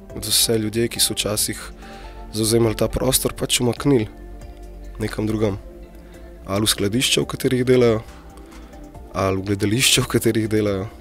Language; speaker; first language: Slovenian; early bilingual, other home language; Bosnian